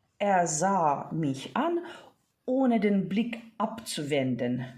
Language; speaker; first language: German; non-native, fluent; Ukrainian